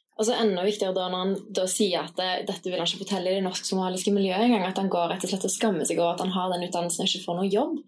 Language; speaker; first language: Norwegian; native; Norwegian